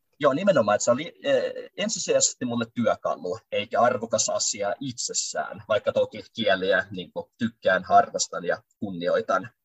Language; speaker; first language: Finnish; early bilingual, other home language; Russian